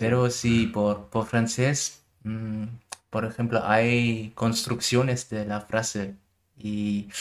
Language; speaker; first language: Spanish; non-native, learner; German